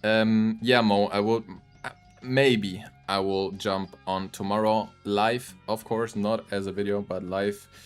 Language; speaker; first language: English; non-native, fluent; German